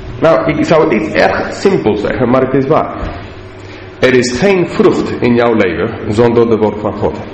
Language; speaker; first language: Dutch; non-native, learner; English